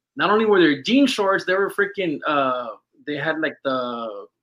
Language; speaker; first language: English; early bilingual, other home language; Spanish